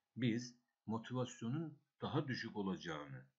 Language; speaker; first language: English; non-native, fluent; Turkish